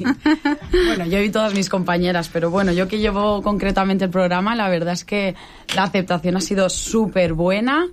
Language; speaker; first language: Spanish; native; Spanish